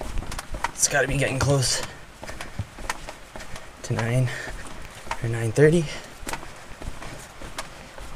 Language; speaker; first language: English; native; English